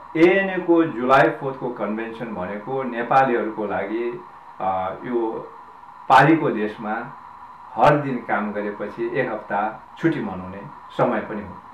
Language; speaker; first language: Nepali; non-native, local second language; Sherpa